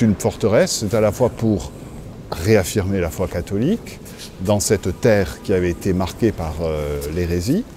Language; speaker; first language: French; native; French